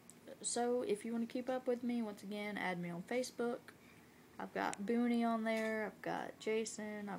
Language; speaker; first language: English; native; English